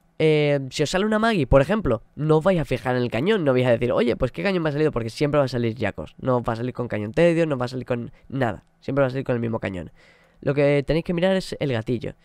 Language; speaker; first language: Spanish; native; Spanish